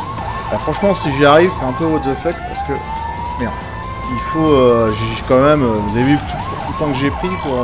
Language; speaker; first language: French; native; French